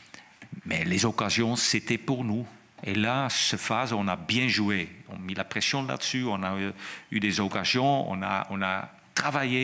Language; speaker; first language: French; non-native, fluent; Dutch